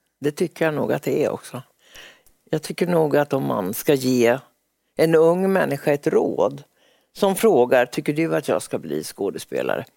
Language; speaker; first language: Swedish; native; Swedish